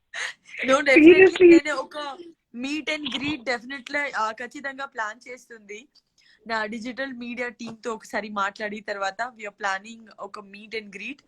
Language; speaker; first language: Telugu; non-native, learner; Gujarati